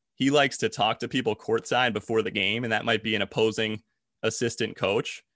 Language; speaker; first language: English; native; English